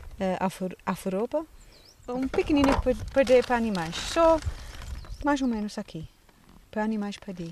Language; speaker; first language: Portuguese; non-native, learner; English